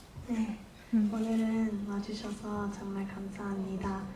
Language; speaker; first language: Korean; non-native, learner; Japanese